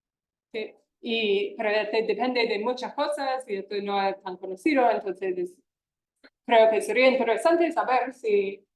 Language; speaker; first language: Spanish; non-native, fluent; English